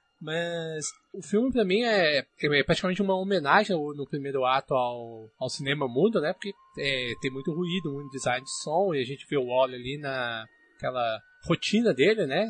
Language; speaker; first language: Portuguese; native; Portuguese